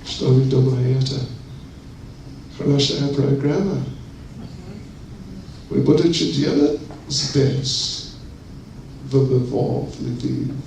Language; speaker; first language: Russian; non-native, learner; English